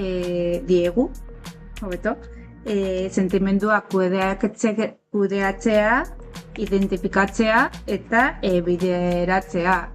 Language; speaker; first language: Basque; non-native, learner; Spanish